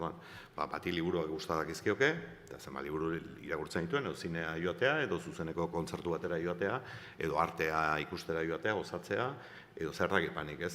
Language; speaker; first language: Basque; native; Basque